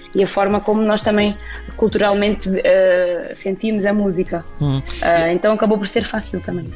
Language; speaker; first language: Portuguese; native; Portuguese